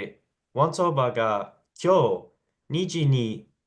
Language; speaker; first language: Japanese; non-native, learner; English